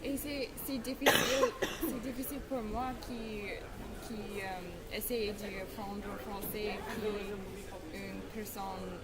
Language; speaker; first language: French; non-native, learner; English